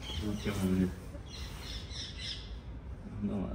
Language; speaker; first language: Russian; native; Russian